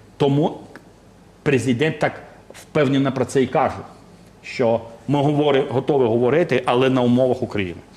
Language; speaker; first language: Ukrainian; non-native, local second language; Russian